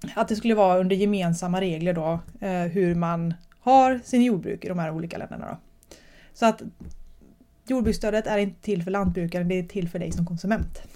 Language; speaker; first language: Swedish; native; Swedish